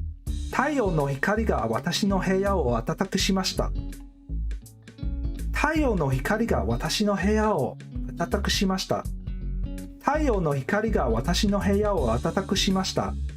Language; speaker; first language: Japanese; non-native, learner; English